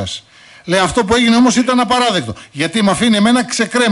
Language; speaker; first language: Greek; native; Greek